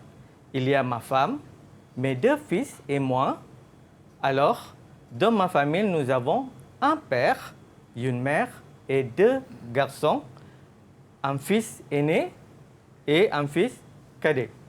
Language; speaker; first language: French; non-native, fluent; Malay